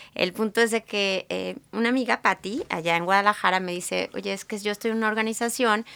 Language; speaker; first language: Spanish; native; Spanish